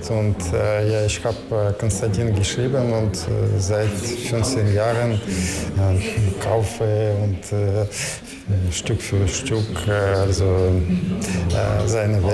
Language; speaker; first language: German; non-native, learner; Russian